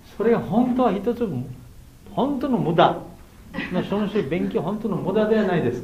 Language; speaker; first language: Japanese; non-native, learner; Bangla